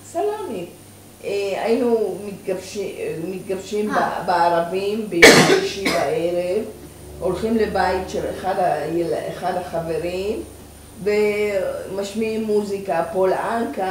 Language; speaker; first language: Hebrew; early bilingual, other home language; Persian